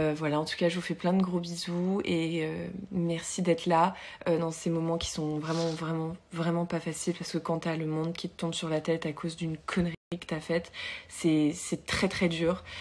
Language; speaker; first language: French; native; French